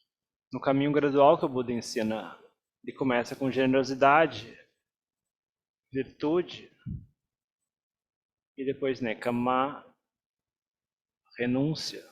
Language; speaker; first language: Portuguese; native; Portuguese